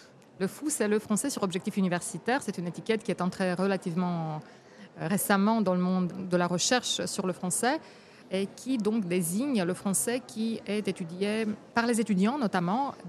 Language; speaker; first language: French; non-native, fluent; Romanian